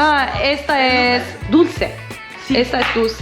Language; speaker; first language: Spanish; non-native, learner; Turkish